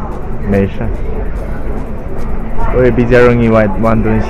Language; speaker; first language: Chinese; non-native, learner; Italian